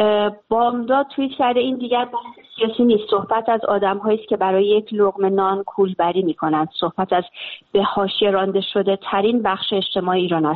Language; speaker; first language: Persian; native; Persian